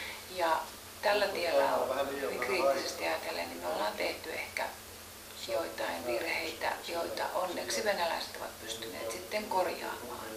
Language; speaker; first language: Finnish; native; Finnish